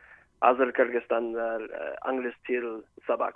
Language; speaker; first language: Kyrgyz; non-native, learner; English